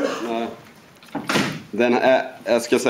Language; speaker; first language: Swedish; native; Swedish